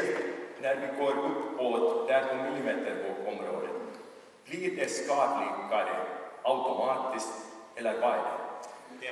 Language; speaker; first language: Swedish; non-native, local second language; Finnish